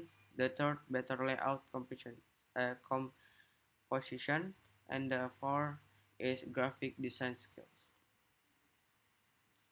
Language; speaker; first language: English; non-native, learner; Indonesian